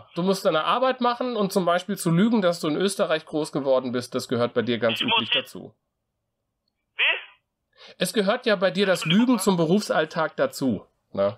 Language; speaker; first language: German; native; German